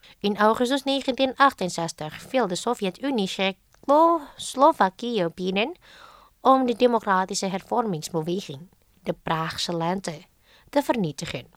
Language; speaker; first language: Dutch; non-native, fluent; Indonesian